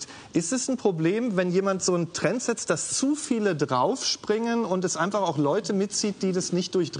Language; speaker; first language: German; native; German